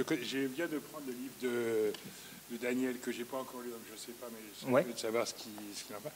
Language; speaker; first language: French; native; French